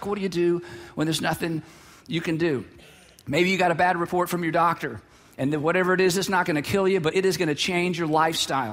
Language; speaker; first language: English; native; English